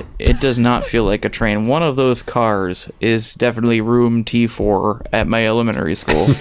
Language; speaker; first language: English; native; English